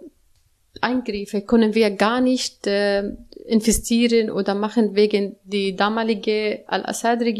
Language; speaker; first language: German; non-native, learner; Arabic